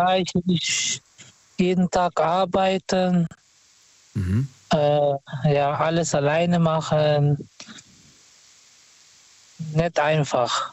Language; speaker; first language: German; non-native, fluent; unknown